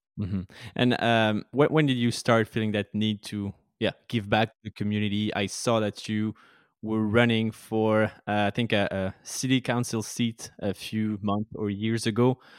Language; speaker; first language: English; non-native, fluent; French